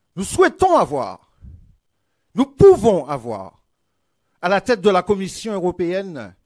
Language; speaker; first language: French; native; French